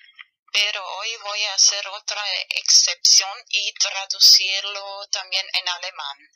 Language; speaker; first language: Spanish; non-native, learner; German